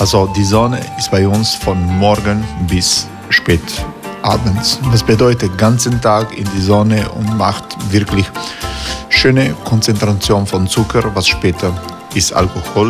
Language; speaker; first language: German; non-native, learner; Croatian